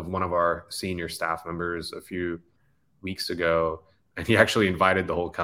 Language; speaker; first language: English; native; English